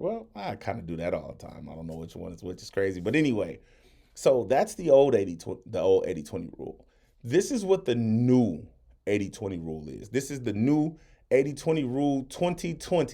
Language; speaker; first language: English; native; English